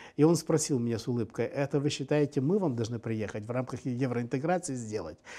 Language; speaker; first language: Russian; native; Russian